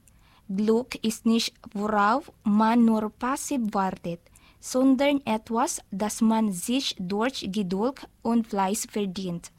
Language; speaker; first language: German; non-native, learner; Filipino